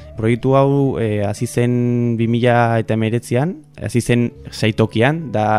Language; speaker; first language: Basque; native; Basque